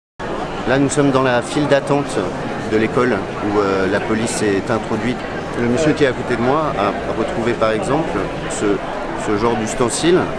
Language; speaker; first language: French; native; French